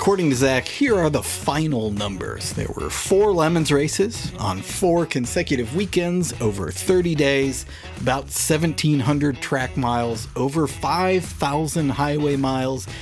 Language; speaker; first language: English; native; English